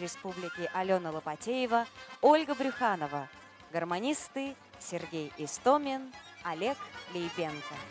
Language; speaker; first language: Russian; native; Russian